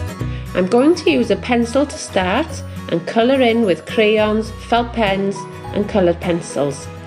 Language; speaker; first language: English; native; English